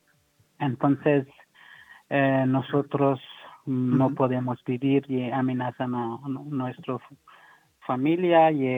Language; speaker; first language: Spanish; non-native, learner; Persian